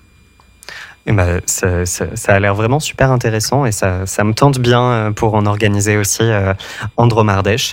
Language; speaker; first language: French; native; French